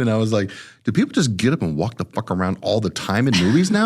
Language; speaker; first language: English; native; English